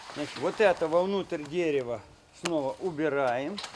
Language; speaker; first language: Russian; non-native, local second language; Ukrainian